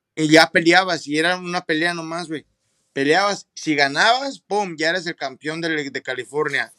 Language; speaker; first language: Spanish; early bilingual, heritage; Spanish